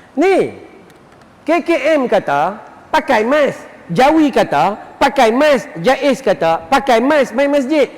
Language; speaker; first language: Malay; native; Malay